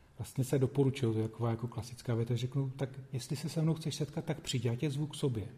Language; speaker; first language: Czech; native; Czech